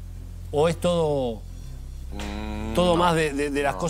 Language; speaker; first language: Spanish; native; Spanish